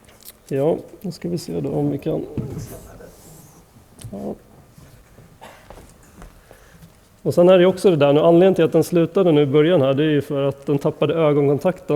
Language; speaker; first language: Swedish; native; Swedish